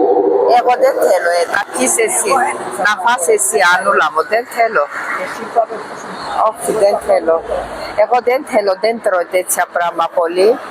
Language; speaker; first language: Greek; non-native, learner; Armenian